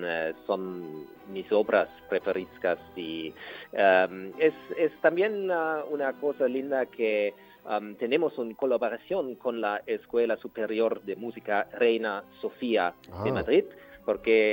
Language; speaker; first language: Spanish; non-native, learner; German